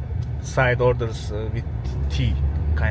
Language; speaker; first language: English; non-native, learner; Turkish